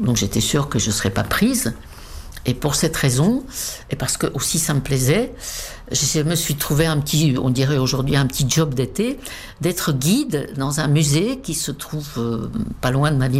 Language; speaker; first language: French; non-native, fluent; Czech